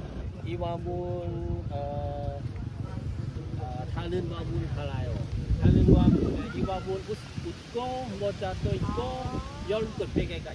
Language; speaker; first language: Korean; non-native, learner; Thai